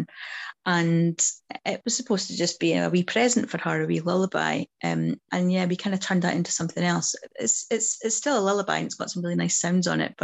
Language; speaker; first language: English; native; English